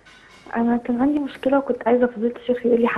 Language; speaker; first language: Arabic; native; Arabic